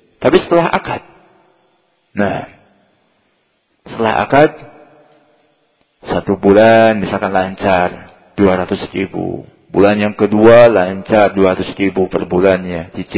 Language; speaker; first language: Indonesian; native; Indonesian